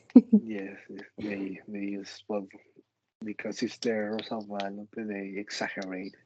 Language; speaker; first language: English; non-native, learner; Spanish